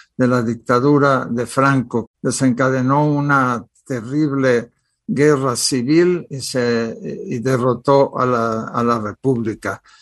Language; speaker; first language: Spanish; early bilingual, other home language; Catalan